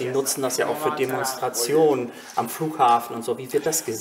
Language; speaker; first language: German; native; German